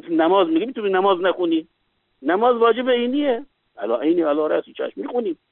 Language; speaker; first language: Persian; native; Persian